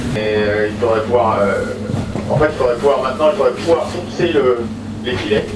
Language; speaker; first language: French; native; French